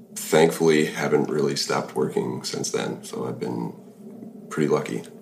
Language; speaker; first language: English; native; English